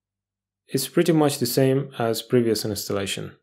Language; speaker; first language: English; non-native, fluent; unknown